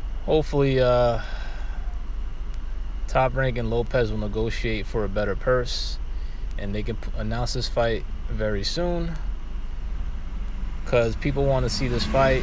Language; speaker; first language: English; native; English